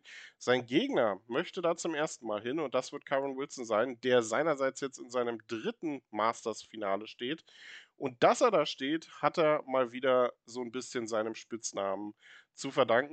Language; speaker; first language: German; native; German